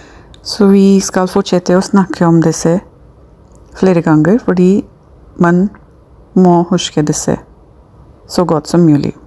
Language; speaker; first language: Norwegian; non-native, fluent; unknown